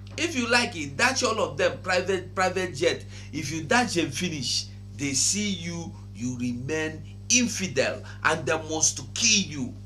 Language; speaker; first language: Nigerian Pidgin; non-native, local second language; Igbo